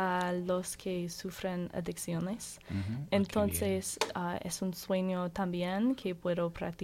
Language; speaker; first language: Spanish; non-native, learner; English